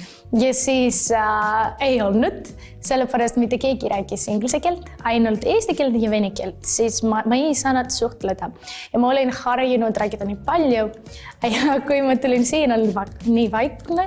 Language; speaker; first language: Estonian; non-native, learner; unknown